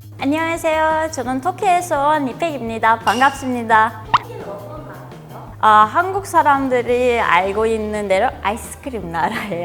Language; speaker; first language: Korean; non-native, fluent; Turkish